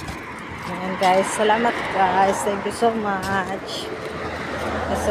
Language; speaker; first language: Filipino; native; Filipino